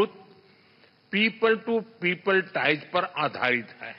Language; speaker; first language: Hindi; native; Hindi